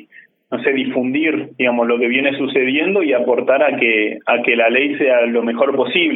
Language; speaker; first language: Spanish; native; Spanish